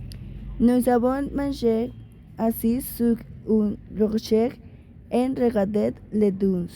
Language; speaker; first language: French; non-native, learner; Spanish